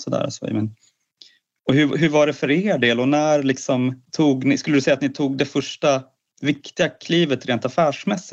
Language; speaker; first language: Swedish; native; Swedish